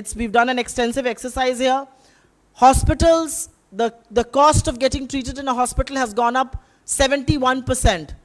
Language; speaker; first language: English; non-native, local second language; Hindi